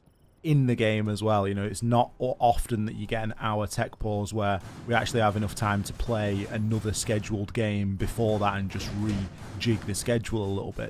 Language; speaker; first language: English; native; English